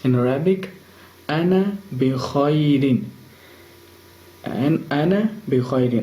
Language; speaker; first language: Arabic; non-native, fluent; Urdu